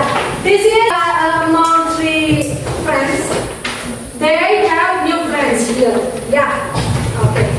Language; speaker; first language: English; non-native, fluent; Indonesian